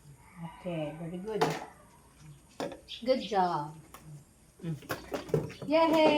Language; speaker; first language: English; non-native, local second language; Filipino